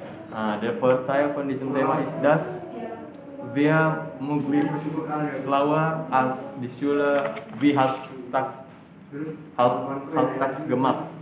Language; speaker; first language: German; non-native, learner; Indonesian